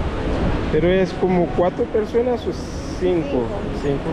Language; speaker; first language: Spanish; non-native, learner; Haitian Creole